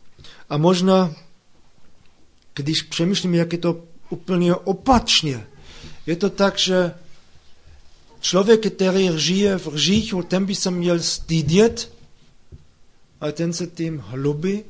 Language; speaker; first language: Czech; non-native, fluent; German